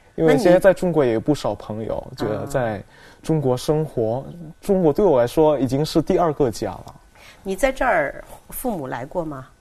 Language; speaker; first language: Chinese; non-native, fluent; Indonesian